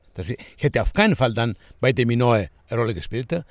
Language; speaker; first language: German; non-native, fluent; Greek